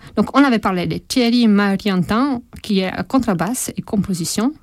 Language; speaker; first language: French; non-native, fluent; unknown